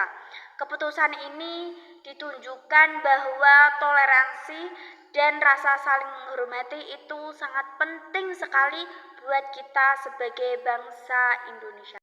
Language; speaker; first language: Indonesian; native; Indonesian